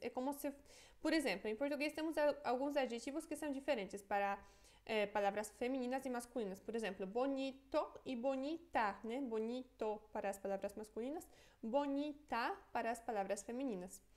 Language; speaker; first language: Portuguese; non-native, fluent; Polish